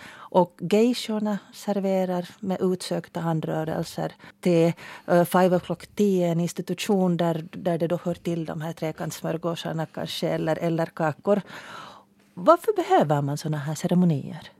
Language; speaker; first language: Swedish; native; Swedish